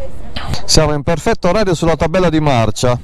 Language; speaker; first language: Italian; native; Italian